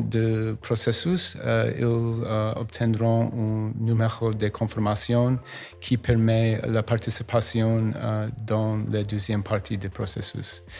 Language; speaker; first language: French; non-native, learner; English